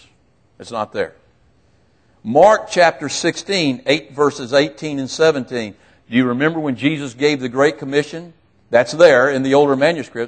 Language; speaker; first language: English; native; English